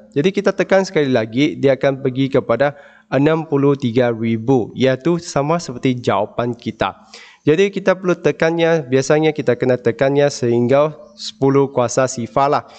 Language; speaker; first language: Malay; non-native, local second language; Chinese